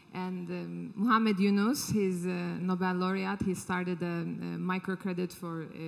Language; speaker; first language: English; non-native, fluent; Turkish